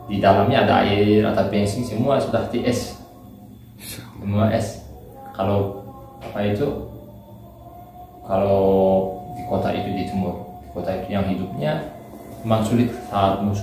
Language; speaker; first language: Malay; non-native, learner; Turkish